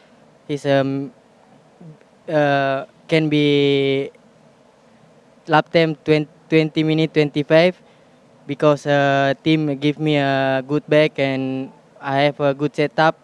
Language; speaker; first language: English; non-native, learner; Indonesian